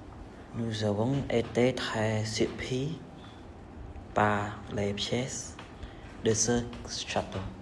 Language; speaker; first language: French; non-native, learner; Vietnamese